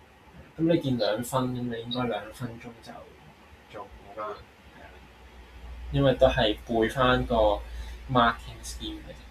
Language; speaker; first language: Cantonese; native; Cantonese